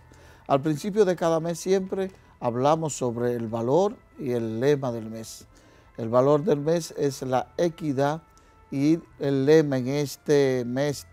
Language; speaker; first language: Spanish; native; Spanish